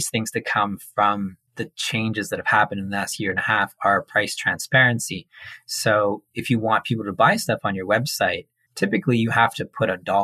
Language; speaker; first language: English; native; English